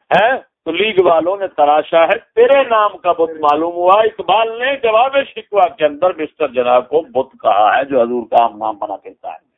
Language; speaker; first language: Urdu; non-native, local second language; Punjabi